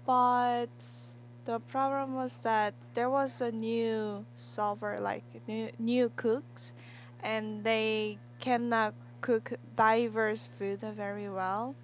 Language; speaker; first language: English; non-native, learner; Korean